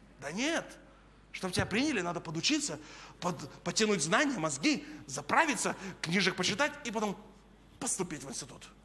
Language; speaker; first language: Russian; native; Russian